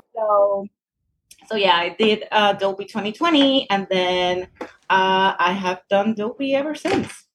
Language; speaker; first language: English; non-native, fluent; Spanish